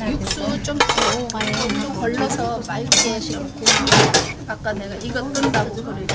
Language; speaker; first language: Korean; native; Korean